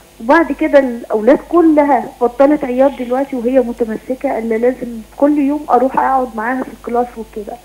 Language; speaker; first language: Arabic; native; Arabic